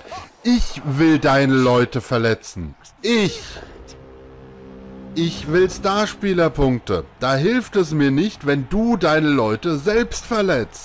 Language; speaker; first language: German; native; German